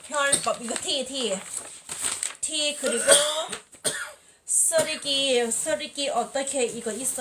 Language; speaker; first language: Korean; non-native, learner; Thai